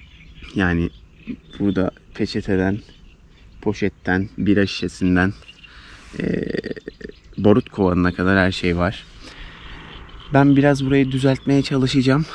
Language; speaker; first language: Turkish; native; Turkish